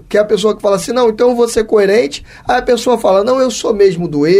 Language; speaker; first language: Portuguese; native; Portuguese